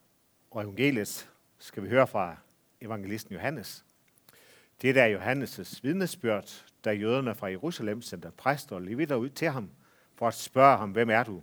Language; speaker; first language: Danish; native; Danish